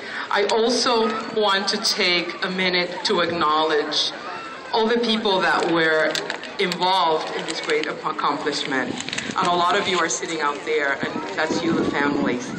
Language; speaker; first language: English; non-native, fluent; Spanish